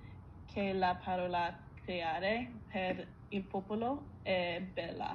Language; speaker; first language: Italian; non-native, learner; English